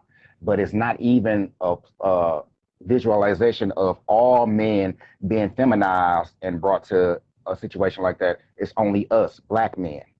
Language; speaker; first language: English; native; English